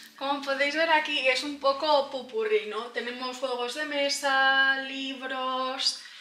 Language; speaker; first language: Spanish; native; Spanish